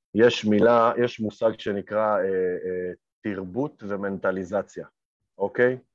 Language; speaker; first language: Hebrew; early bilingual, other home language; Romanian